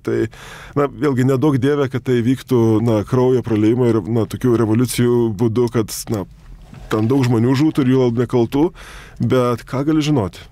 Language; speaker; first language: Lithuanian; native; Lithuanian